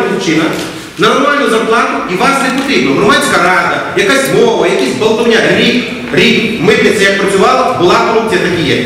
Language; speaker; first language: Ukrainian; native; Ukrainian